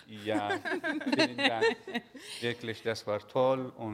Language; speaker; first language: German; non-native, learner; Arabic